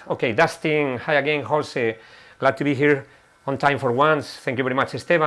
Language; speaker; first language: English; non-native, fluent; Spanish